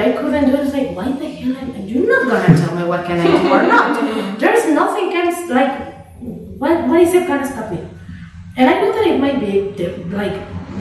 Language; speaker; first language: English; non-native, fluent; Spanish